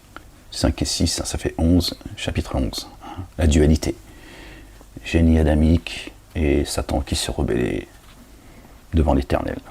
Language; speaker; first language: French; native; French